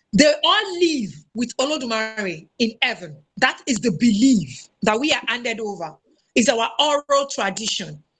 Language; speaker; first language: English; non-native, local second language; Yoruba